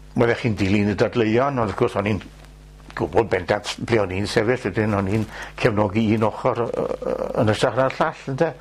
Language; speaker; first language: Welsh; native; Welsh